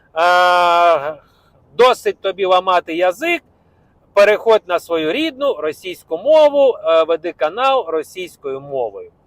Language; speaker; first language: Ukrainian; non-native, local second language; Russian